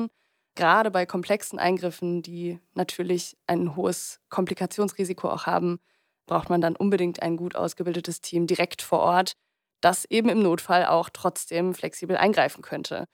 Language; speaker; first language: German; native; German